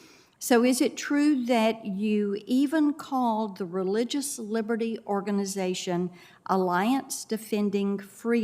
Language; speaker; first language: English; native; English